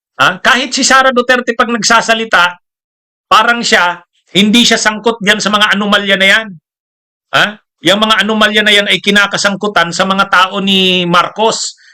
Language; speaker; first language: Filipino; non-native, local second language; Bikol